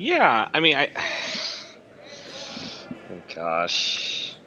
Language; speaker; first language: English; native; English